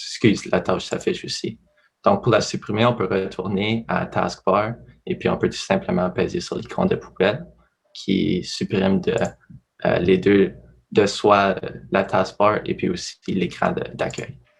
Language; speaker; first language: French; native; French